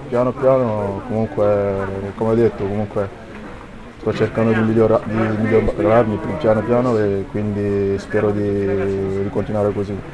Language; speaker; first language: Italian; non-native, fluent; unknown